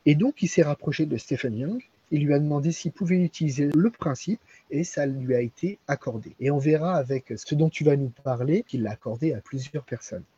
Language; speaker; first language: French; native; French